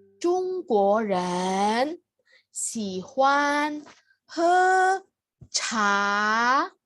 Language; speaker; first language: Chinese; non-native, fluent; Indonesian